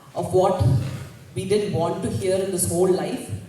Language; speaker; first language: English; non-native, local second language; Malayalam